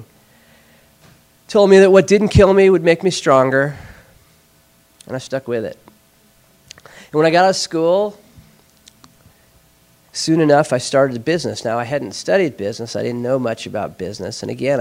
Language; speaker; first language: English; native; English